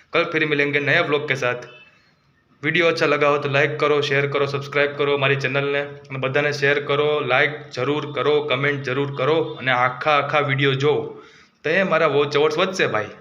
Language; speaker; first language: Hindi; non-native, local second language; Gujarati